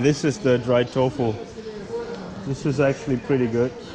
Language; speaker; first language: English; non-native, fluent; German